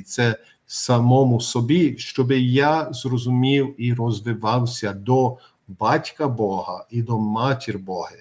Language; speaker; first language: Ukrainian; early bilingual, heritage; Ukrainian